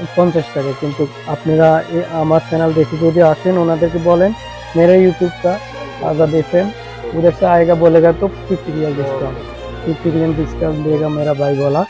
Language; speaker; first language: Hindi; non-native, learner; Bangla